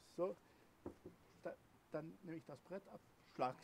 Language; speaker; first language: German; native; German